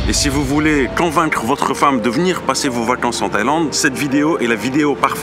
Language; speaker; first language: French; native; French